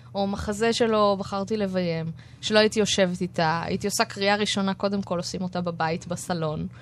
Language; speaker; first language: Hebrew; native; Hebrew